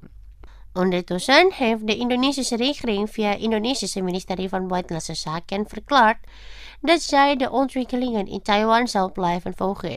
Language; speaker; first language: Dutch; non-native, fluent; Indonesian